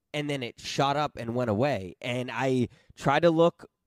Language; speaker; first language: English; native; English